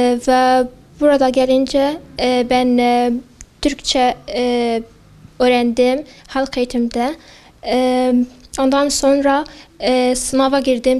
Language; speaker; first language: Turkish; non-native, fluent; Kurdish